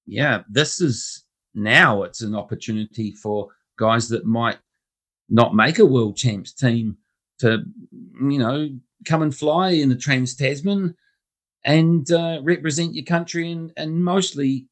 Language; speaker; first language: English; native; English